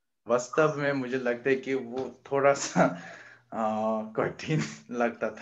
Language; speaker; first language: Hindi; non-native, learner; Korean